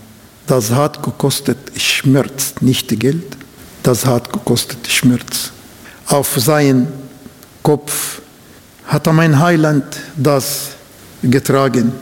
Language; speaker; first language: German; non-native, fluent; Arabic